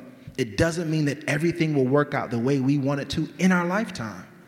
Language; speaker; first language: English; native; English